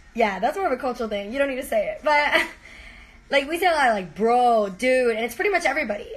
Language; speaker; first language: English; early bilingual, heritage; Spanish